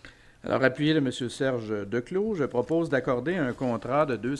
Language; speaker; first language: French; native; French